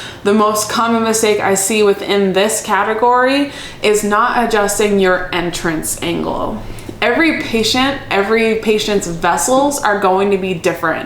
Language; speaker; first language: English; native; English